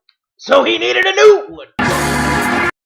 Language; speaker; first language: English; native; English